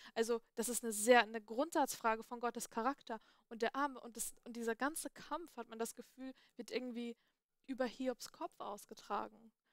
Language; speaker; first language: German; native; German